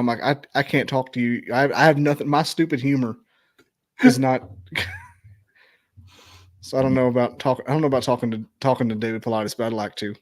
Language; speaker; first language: English; native; English